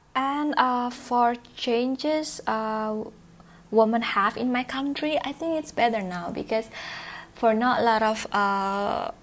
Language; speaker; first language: English; non-native, learner; Indonesian